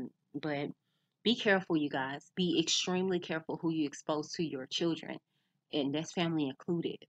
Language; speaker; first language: English; native; English